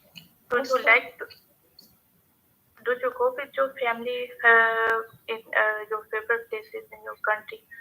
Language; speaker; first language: English; non-native, learner; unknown